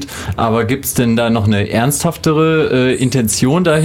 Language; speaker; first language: German; native; German